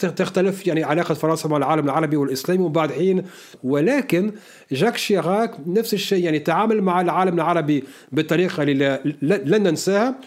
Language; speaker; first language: Arabic; early bilingual, heritage; Arabic